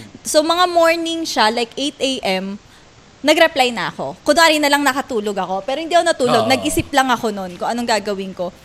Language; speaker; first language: Filipino; native; Filipino